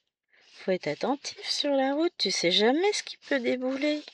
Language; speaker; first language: French; native; French